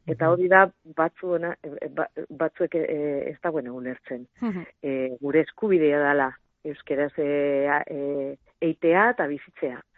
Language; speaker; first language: Basque; non-native, local second language; Spanish